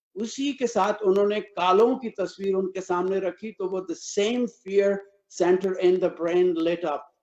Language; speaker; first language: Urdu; native; Urdu